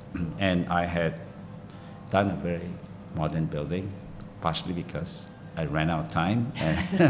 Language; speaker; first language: English; non-native, local second language; Min Nan Chinese